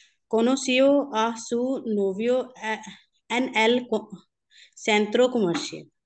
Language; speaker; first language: Spanish; non-native, learner; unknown